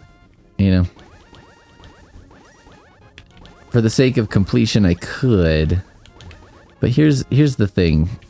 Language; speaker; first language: English; native; English